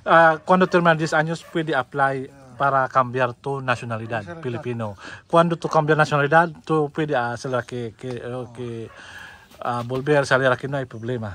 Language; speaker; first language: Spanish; non-native, learner; Filipino